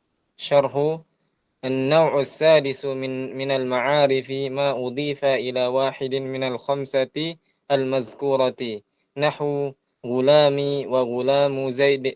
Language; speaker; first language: Arabic; non-native, learner; Indonesian